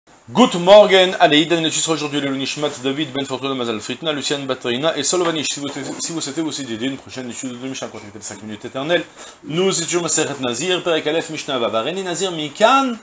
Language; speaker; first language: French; native; French